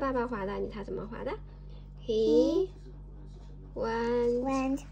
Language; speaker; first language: Chinese; native; Chinese